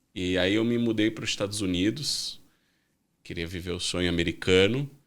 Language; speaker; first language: Portuguese; native; Portuguese